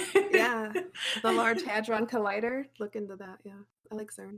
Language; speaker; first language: English; native; English